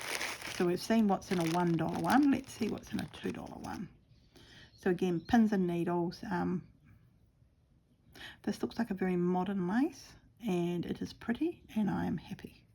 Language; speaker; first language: English; native; English